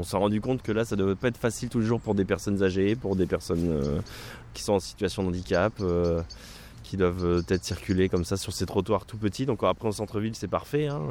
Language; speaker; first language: French; native; French